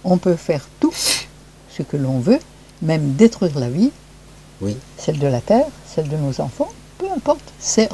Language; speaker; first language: French; native; French